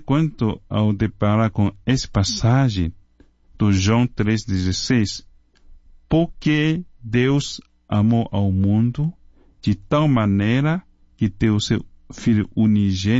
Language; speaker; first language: Portuguese; non-native, fluent; Chinese